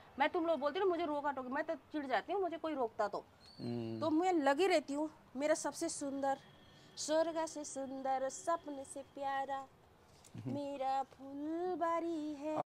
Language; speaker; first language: Hindi; non-native, local second language; Nepali